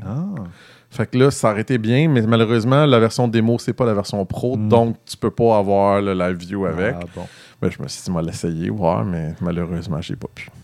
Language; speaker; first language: French; native; French